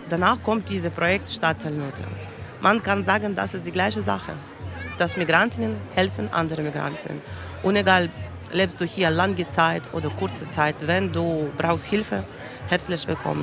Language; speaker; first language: German; non-native, learner; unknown